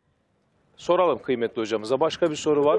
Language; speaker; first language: Turkish; native; Turkish